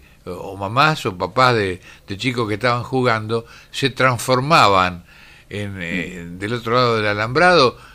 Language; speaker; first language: Spanish; native; Spanish